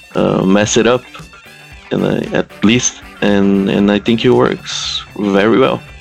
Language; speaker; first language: English; non-native, fluent; Portuguese